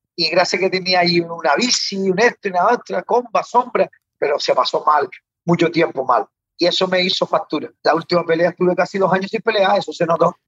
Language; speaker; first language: Spanish; native; Spanish